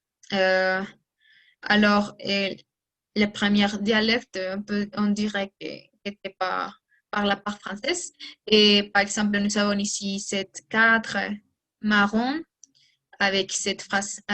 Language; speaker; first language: French; non-native, learner; Spanish